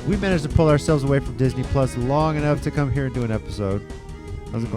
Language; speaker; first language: English; native; English